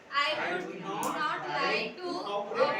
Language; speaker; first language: English; non-native, learner; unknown